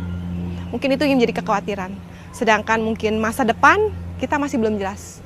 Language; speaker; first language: Indonesian; native; Indonesian